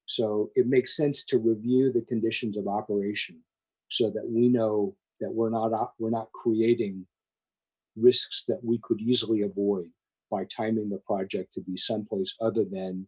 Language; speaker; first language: English; native; English